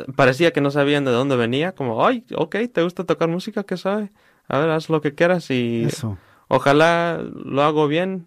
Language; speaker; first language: Spanish; early bilingual, heritage; Spanish